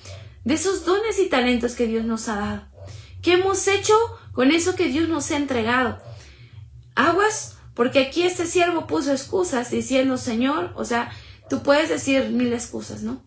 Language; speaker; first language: Spanish; native; Spanish